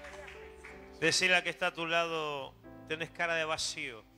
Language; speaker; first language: Spanish; native; Spanish